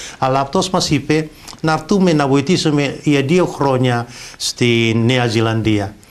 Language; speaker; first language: Greek; non-native, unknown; Indonesian